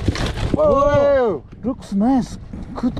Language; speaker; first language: English; non-native, learner; Japanese